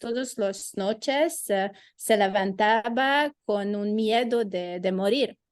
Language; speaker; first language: Spanish; non-native, fluent; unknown